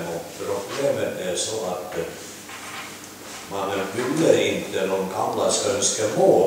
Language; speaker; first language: Swedish; non-native, learner; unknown